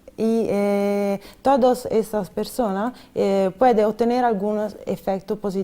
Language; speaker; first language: Spanish; non-native, fluent; Italian